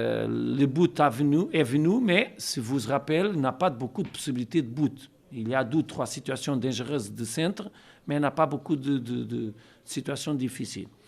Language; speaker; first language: French; non-native, learner; Portuguese